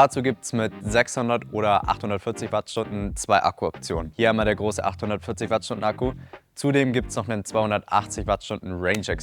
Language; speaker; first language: German; native; German